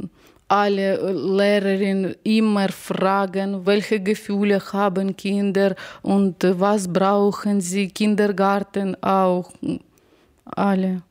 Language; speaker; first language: German; non-native, learner; Ukrainian